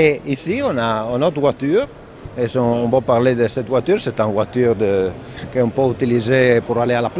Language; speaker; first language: French; non-native, fluent; Italian